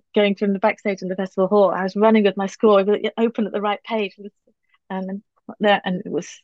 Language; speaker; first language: English; native; English